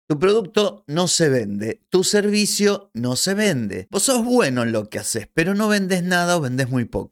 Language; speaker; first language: Spanish; native; Spanish